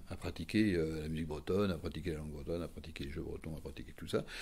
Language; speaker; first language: French; native; French